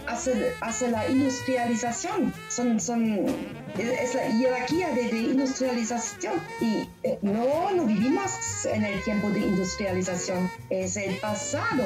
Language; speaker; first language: Spanish; non-native, learner; German